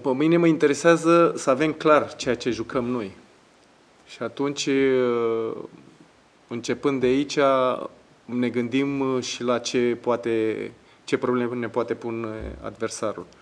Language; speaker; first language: Romanian; non-native, fluent; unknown